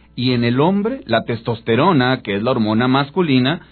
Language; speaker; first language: Spanish; native; Spanish